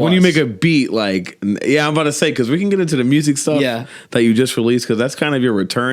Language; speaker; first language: English; native; English